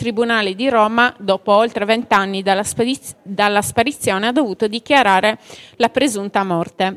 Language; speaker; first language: Italian; native; Italian